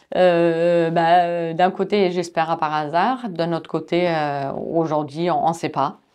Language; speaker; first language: French; non-native, fluent; German